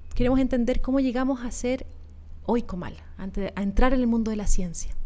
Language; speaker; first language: Spanish; native; Spanish